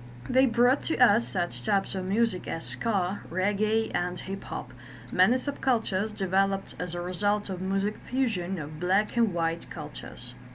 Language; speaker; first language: English; non-native, fluent; Russian